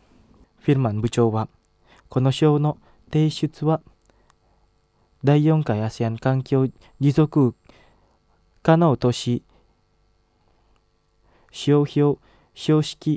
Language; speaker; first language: Japanese; non-native, fluent; Indonesian